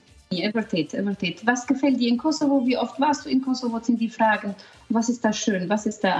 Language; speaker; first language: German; non-native, learner; Albanian